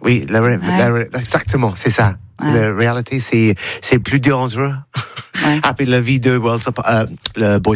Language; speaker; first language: French; non-native, learner; English